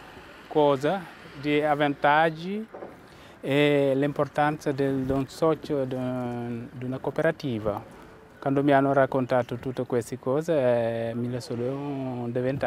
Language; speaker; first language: Italian; non-native, fluent; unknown